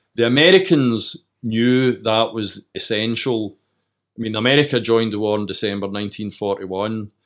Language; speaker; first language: English; native; English